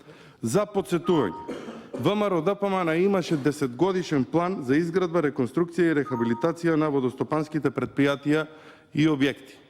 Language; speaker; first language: Macedonian; native; Macedonian